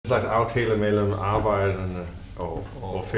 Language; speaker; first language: Danish; non-native, learner; English